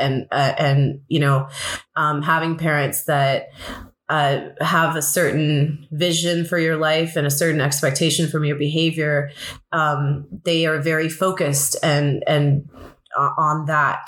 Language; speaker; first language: English; early bilingual, other home language; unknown